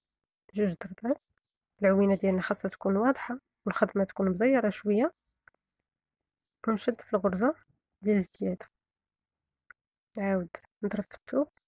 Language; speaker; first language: Arabic; native; Arabic